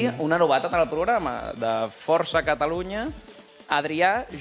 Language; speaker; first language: Catalan; native; Catalan